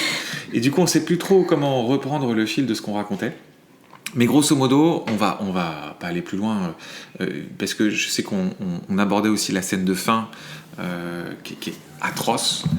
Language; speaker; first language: French; native; French